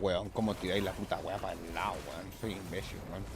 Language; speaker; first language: Spanish; native; Spanish